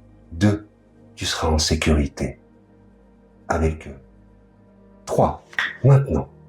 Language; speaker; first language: French; native; French